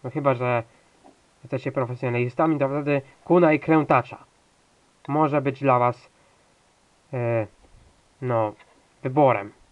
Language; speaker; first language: Polish; native; Polish